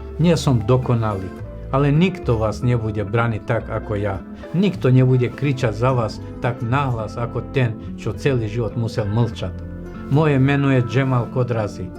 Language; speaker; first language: Slovak; non-native, fluent; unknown